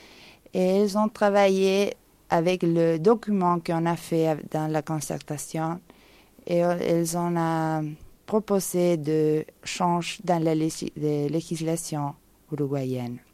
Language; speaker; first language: French; non-native, fluent; Spanish